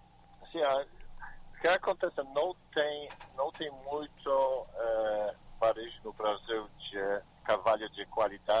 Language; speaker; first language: Portuguese; non-native, learner; Polish